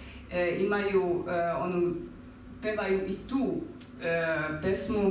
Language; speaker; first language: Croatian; non-native, local second language; Hungarian